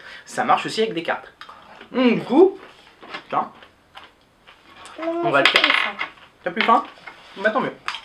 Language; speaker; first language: French; native; French